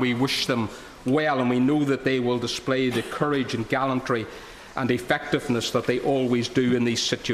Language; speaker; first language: English; native; English